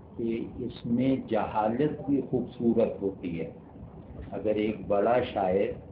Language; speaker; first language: Urdu; native; Urdu